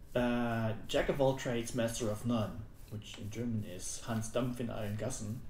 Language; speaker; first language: English; non-native, fluent; German